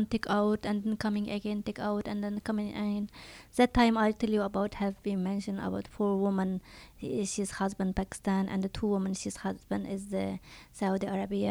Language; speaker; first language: English; non-native, learner; Chinese